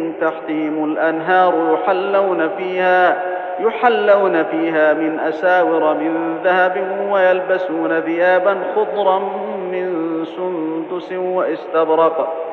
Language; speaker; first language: Arabic; native; Arabic